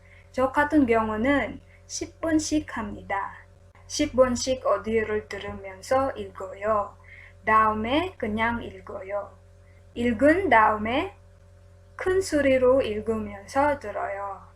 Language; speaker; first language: Korean; non-native, learner; Filipino